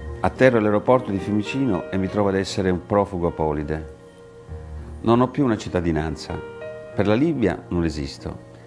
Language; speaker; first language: Italian; early bilingual, heritage; Italian